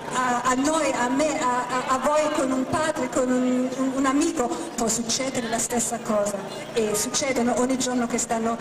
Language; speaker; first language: Italian; non-native, fluent; German